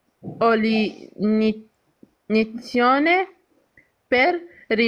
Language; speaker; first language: Italian; non-native, learner; Arabic